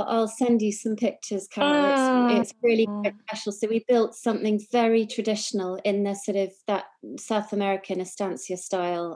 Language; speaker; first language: English; native; English